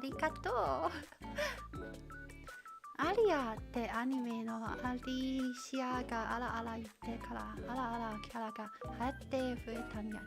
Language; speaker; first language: Japanese; non-native, learner; Chinese